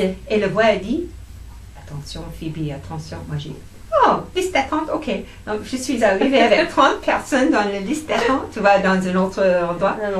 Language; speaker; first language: French; non-native, fluent; English